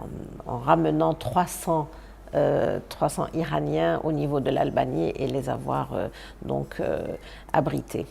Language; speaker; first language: French; non-native, local second language; Arabic